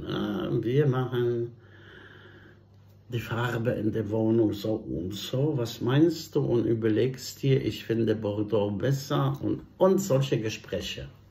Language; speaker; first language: German; non-native, fluent; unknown